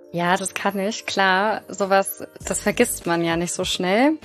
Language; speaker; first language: German; native; German